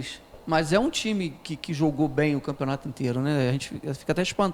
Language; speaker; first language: Portuguese; native; Portuguese